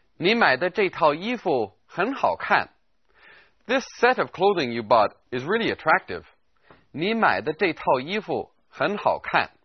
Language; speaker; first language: English; native; English